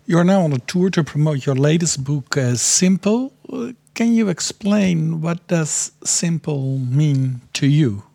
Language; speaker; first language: English; non-native, fluent; Dutch